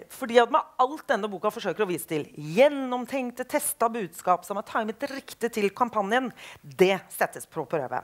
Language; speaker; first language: Norwegian; native; Norwegian